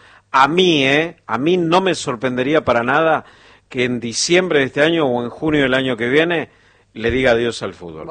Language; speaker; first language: Spanish; native; Spanish